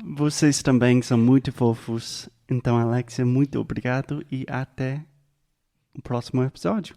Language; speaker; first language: Portuguese; non-native, fluent; English